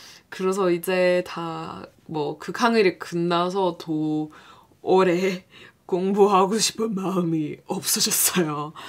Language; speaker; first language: Korean; non-native, fluent; English